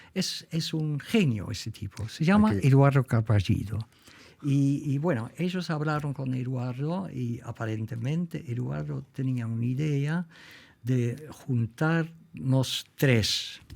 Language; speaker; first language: Spanish; non-native, fluent; Dutch